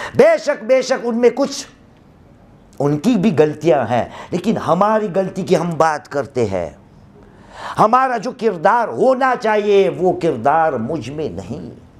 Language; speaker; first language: Urdu; non-native, local second language; Gujarati